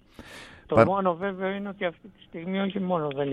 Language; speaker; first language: Greek; native; Greek